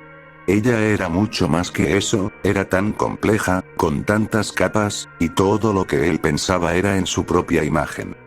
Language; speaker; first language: Spanish; native; Spanish